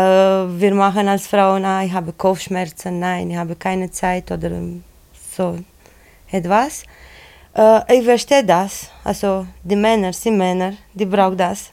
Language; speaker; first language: German; non-native, learner; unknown